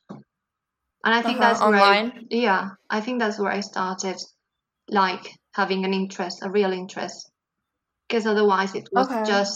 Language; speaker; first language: English; non-native, fluent; Catalan